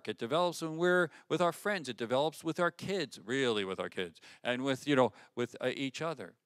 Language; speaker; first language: English; native; English